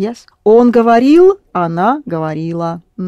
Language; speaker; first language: Russian; non-native, fluent; English